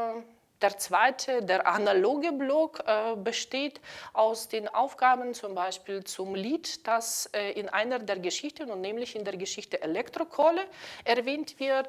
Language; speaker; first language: German; non-native, fluent; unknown